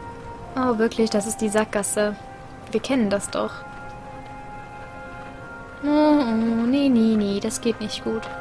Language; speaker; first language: German; native; German